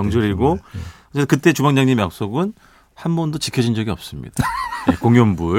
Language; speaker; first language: Korean; native; Korean